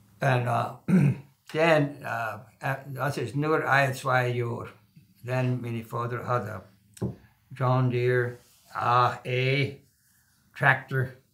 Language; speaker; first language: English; non-native, local second language; Swiss German